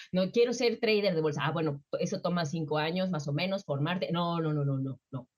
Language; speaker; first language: Spanish; native; Spanish